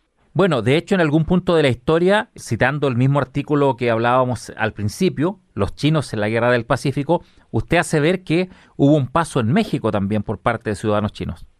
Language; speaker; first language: Spanish; native; Spanish